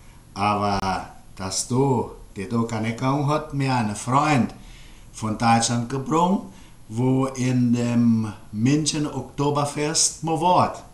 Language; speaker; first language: German; early bilingual, heritage; German